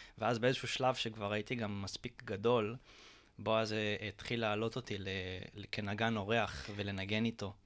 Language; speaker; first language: Hebrew; native; Hebrew